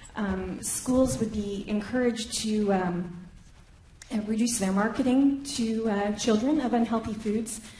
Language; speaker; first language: English; native; English